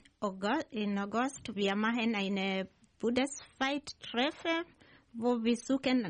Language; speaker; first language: German; non-native, learner; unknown